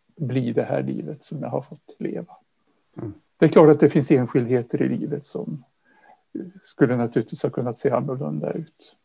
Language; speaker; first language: Swedish; native; Swedish